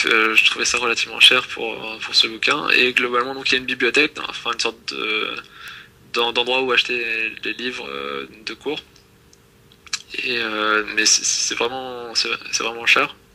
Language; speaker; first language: French; native; French